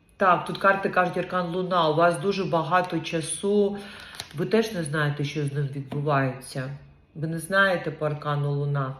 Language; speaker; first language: Ukrainian; non-native, local second language; Russian